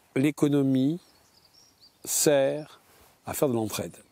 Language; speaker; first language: French; native; French